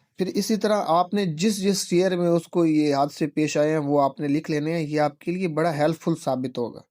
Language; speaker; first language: Urdu; non-native, local second language; Punjabi